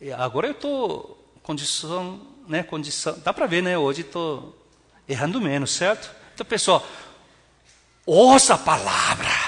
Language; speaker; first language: Portuguese; non-native, fluent; Korean